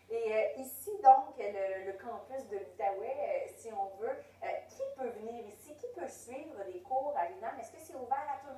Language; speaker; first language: French; native; French